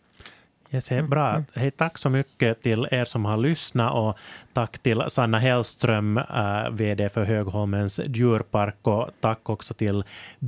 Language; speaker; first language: Swedish; native; Swedish